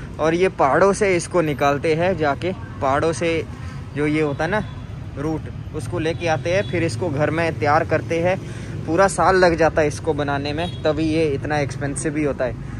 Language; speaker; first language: Hindi; native; Hindi